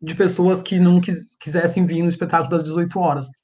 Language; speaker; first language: Portuguese; native; Portuguese